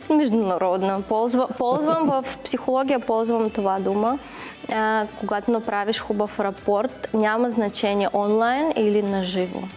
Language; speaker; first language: Bulgarian; non-native, learner; Russian